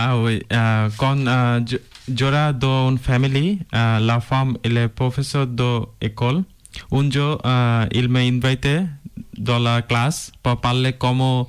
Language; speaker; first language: French; non-native, learner; Bangla